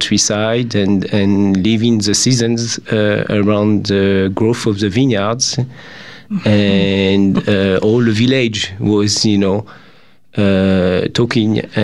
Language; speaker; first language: English; non-native, fluent; French